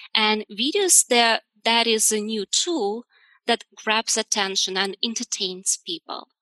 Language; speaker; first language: English; non-native, fluent; Russian